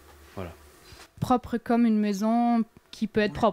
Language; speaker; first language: French; non-native, fluent; German